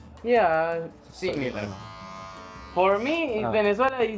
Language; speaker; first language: English; non-native, learner; Spanish